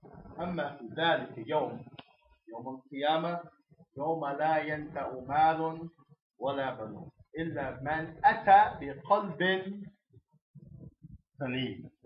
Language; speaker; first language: Arabic; non-native, fluent; English